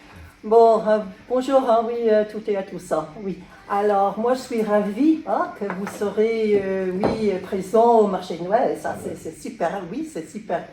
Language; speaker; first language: French; non-native, learner; English